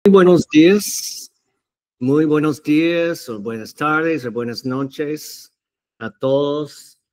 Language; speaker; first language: Spanish; non-native, fluent; English